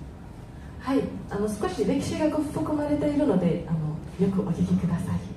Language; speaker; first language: Japanese; non-native, fluent; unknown